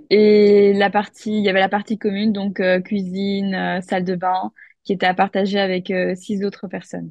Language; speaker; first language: French; native; French